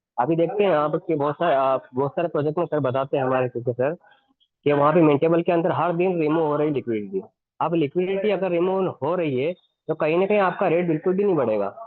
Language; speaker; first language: Hindi; native; Hindi